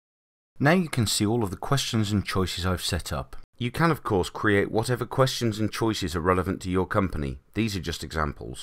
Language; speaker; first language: English; native; English